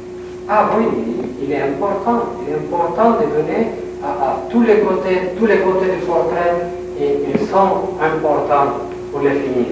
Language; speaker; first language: French; non-native, learner; Spanish